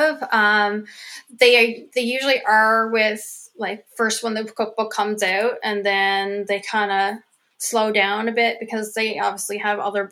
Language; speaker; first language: English; native; English